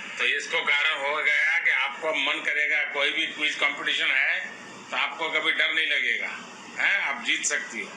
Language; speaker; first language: Hindi; non-native, local second language; Gujarati